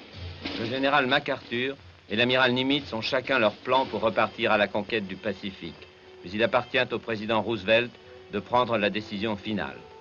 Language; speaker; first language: French; native; French